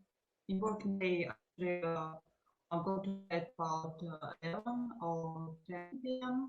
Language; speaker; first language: English; non-native, learner; Russian